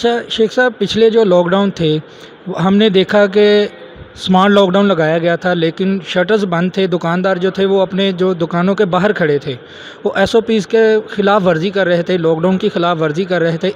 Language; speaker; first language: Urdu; non-native, local second language; Punjabi